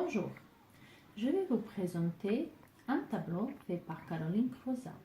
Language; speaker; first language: French; non-native, learner; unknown